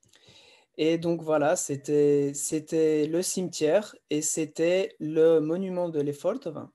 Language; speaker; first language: French; native; French